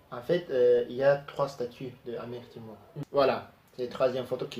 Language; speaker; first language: French; non-native, learner; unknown